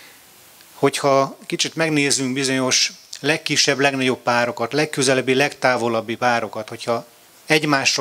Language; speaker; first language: Hungarian; native; Hungarian